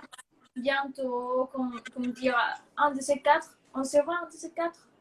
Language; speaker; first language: French; non-native, fluent; Spanish